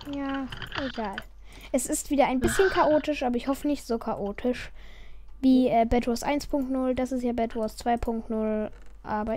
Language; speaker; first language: German; native; German